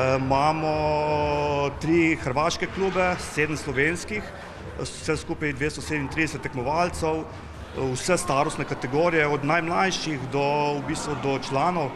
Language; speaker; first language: Slovenian; native; Slovenian